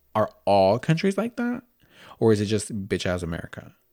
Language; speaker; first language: English; early bilingual, other home language; Spanish